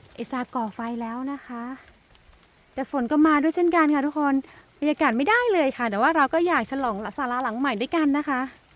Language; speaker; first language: Thai; non-native, local second language; Karen languages